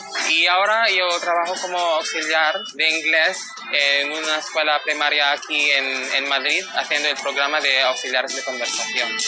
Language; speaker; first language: Spanish; non-native, fluent; Filipino